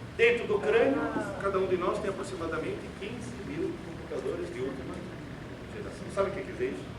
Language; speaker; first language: Portuguese; early bilingual, other home language; Italian